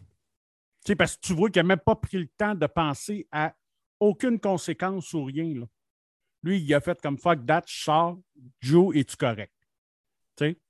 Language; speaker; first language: French; native; French